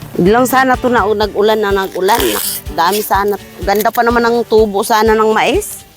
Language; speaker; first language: Filipino; non-native, local second language; Cebuano